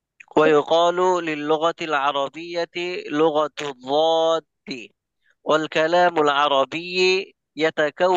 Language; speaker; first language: Arabic; non-native, learner; Bangla